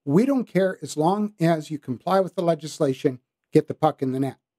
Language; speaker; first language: English; native; English